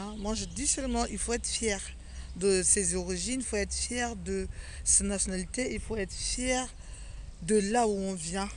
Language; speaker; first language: French; non-native, local second language; Fang